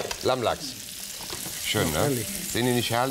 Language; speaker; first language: German; native; German